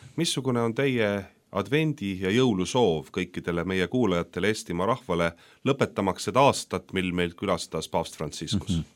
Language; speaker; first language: Estonian; native; Estonian